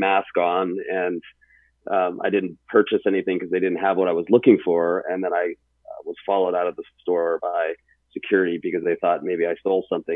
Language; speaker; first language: English; native; English